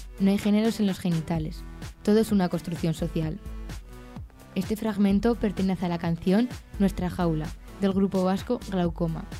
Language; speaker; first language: Spanish; native; Spanish